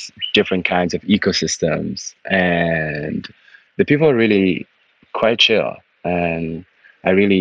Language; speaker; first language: English; non-native, local second language; Ganda